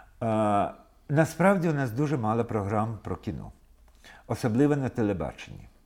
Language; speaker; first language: Ukrainian; non-native, local second language; Russian